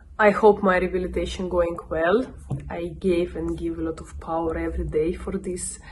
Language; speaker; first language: English; non-native, learner; Russian